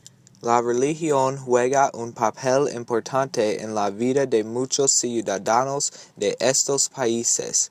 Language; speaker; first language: Spanish; non-native, learner; English